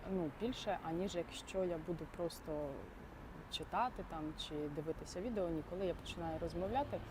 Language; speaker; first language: Ukrainian; non-native, local second language; Russian